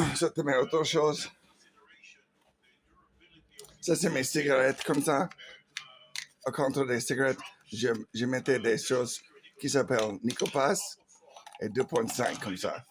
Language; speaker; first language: French; non-native, learner; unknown